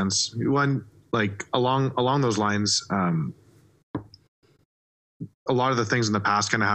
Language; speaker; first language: English; native; English